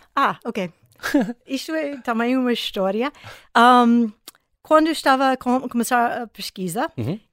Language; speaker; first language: Portuguese; non-native, fluent; English